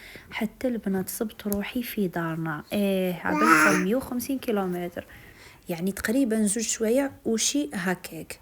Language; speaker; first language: Arabic; native; Arabic